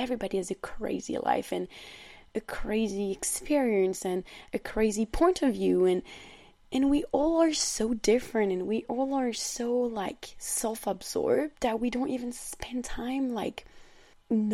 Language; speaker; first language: English; non-native, fluent; French